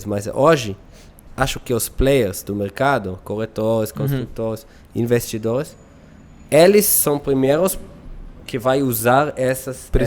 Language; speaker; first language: Portuguese; non-native, learner; Hebrew